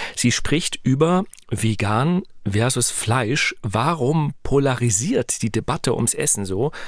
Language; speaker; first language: German; native; German